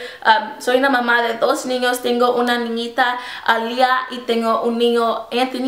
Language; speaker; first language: Spanish; early bilingual, heritage; Spanish